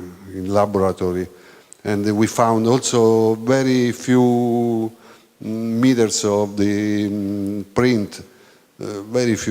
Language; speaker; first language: English; non-native, learner; Italian